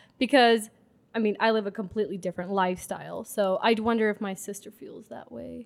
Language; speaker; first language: English; non-native, local second language; Pennsylvania German